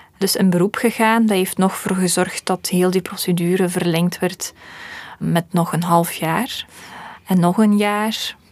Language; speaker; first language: Dutch; early bilingual, other home language; Russian